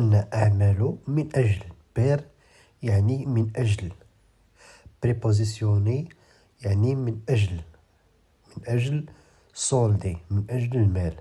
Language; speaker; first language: Arabic; native; Arabic